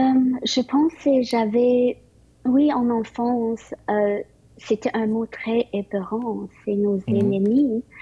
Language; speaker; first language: French; early bilingual, other home language; Vietnamese